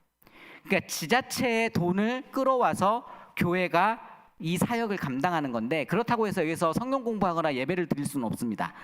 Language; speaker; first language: Korean; native; Korean